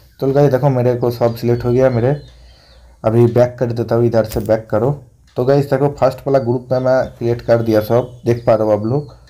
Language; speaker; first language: Hindi; non-native, local second language; Bangla